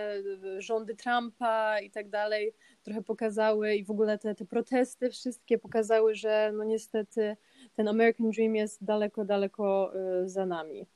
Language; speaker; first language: Polish; early bilingual, other home language; English